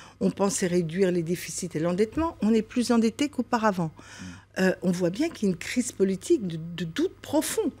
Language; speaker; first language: French; native; French